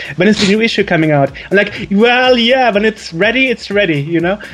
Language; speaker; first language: English; non-native, fluent; German